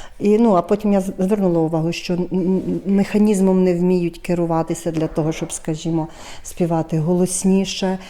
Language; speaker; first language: Ukrainian; native; Ukrainian